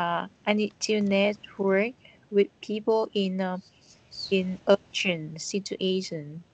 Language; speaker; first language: English; non-native, learner; Vietnamese